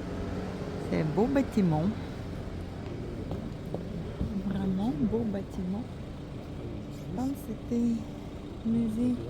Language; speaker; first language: French; non-native, fluent; Russian